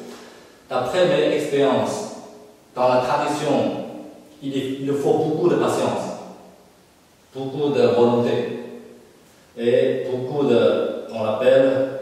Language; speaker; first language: French; non-native, fluent; Chinese